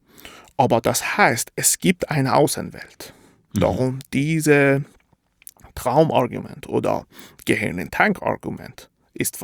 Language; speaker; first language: German; non-native, fluent; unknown